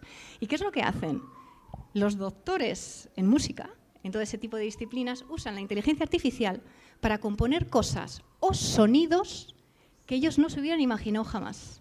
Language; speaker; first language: Spanish; native; Spanish